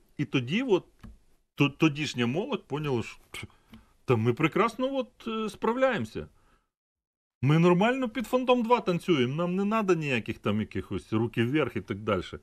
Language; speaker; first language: Ukrainian; native; Ukrainian